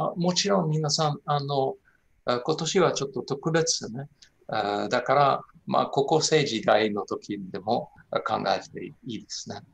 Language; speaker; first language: Japanese; non-native, fluent; French